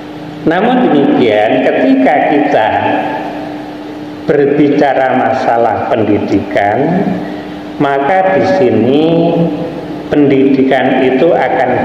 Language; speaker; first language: Indonesian; non-native, local second language; Javanese